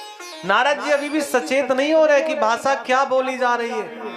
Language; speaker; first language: Hindi; native; Hindi